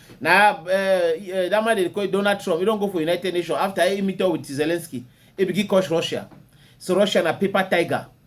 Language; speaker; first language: Nigerian Pidgin; native; Nigerian Pidgin